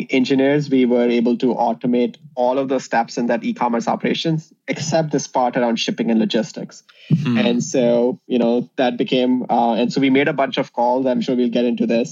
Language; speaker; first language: English; non-native, local second language; Hindi